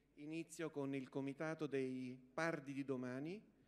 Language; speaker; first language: Italian; native; Italian